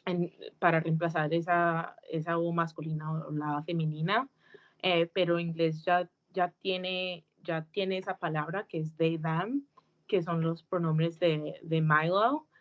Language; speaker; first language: Spanish; early bilingual, heritage; English